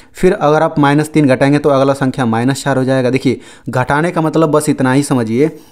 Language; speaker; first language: Hindi; native; Hindi